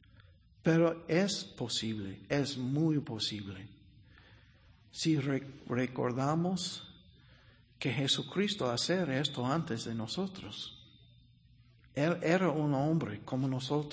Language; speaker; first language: Spanish; non-native, learner; English